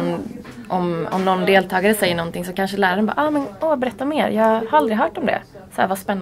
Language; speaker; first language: Swedish; native; Swedish